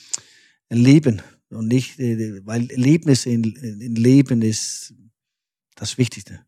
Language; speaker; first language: German; non-native, fluent; Danish